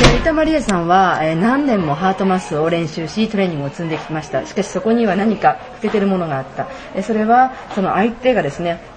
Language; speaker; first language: Japanese; native; Japanese